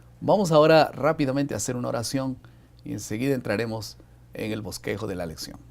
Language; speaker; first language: Spanish; native; Spanish